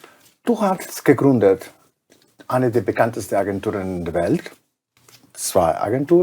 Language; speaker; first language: German; non-native, fluent; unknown